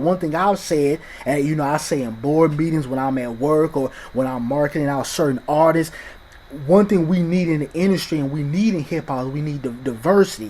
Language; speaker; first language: English; native; English